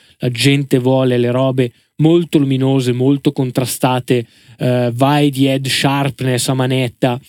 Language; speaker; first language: Italian; native; Italian